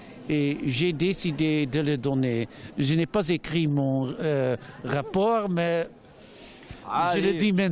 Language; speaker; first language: French; non-native, fluent; Dutch